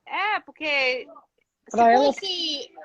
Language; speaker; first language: Portuguese; non-native, fluent; English